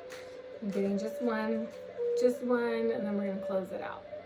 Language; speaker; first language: English; native; English